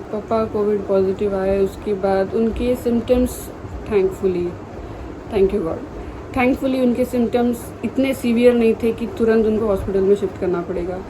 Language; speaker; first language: Hindi; non-native, local second language; Marathi